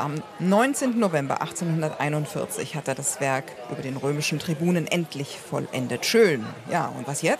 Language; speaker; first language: German; native; German